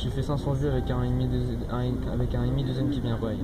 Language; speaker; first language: French; native; French